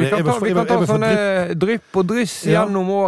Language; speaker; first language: Norwegian; native; Norwegian